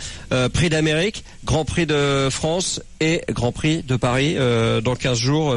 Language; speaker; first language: French; native; French